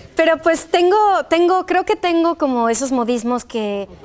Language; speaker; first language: Spanish; early bilingual, other home language; Polish